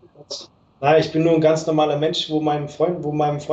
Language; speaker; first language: German; native; German